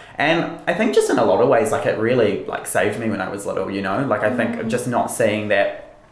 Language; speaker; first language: English; native; English